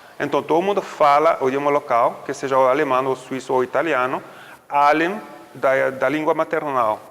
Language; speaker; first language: Portuguese; non-native, fluent; French